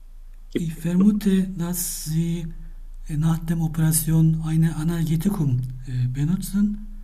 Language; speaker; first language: German; non-native, learner; Turkish